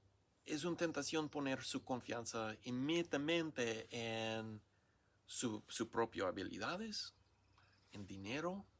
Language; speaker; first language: Spanish; non-native, learner; English